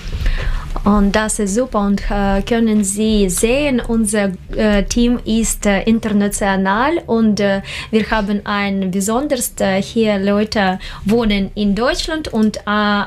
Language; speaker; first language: German; non-native, learner; Russian